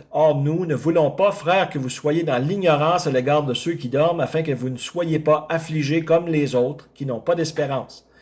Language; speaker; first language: French; native; French